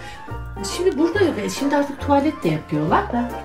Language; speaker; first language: Turkish; native; Turkish